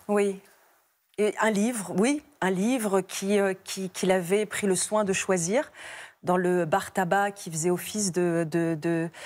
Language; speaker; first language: French; native; French